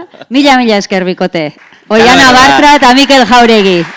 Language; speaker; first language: Basque; native; Basque